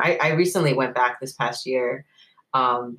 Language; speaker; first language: English; native; English